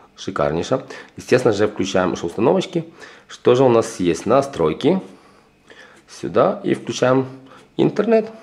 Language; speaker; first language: Russian; native; Russian